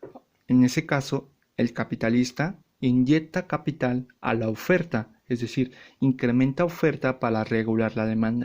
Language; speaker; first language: Spanish; native; Spanish